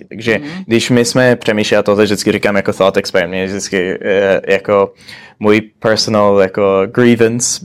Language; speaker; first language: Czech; early bilingual, heritage; Czech